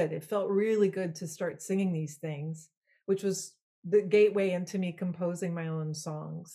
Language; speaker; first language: English; non-native, fluent; French